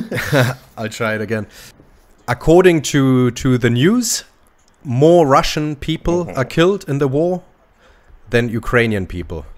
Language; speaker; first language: English; non-native, fluent; German